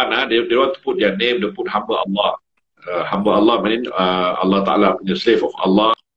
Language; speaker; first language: English; non-native, learner; Malay